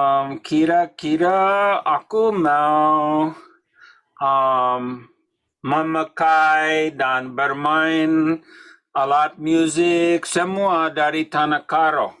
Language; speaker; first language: Indonesian; non-native, learner; English